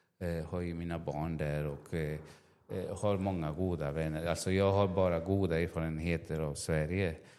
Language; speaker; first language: Swedish; non-native, fluent; Spanish